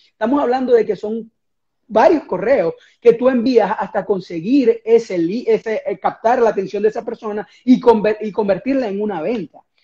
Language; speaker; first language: Spanish; native; Spanish